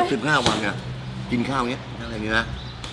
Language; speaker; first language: Thai; native; Thai